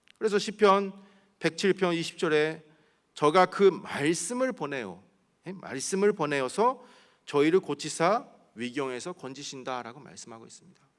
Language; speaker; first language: Korean; early bilingual, heritage; Korean